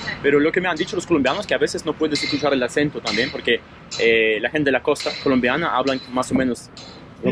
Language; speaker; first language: Spanish; non-native, learner; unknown